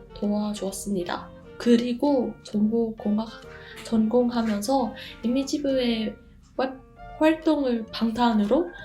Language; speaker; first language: Korean; non-native, fluent; Vietnamese